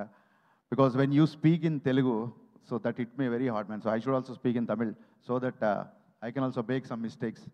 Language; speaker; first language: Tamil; non-native, learner; Telugu